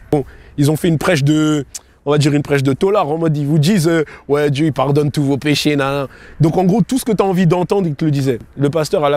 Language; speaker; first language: French; native; French